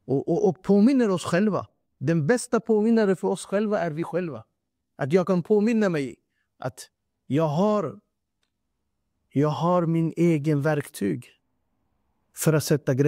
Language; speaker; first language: Swedish; non-native, fluent; Urdu